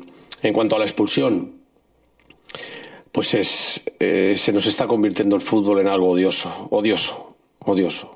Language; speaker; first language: Spanish; native; Spanish